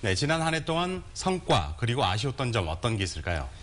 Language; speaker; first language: Korean; native; Korean